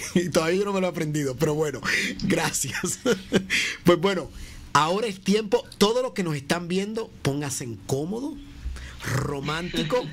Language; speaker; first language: Spanish; native; Spanish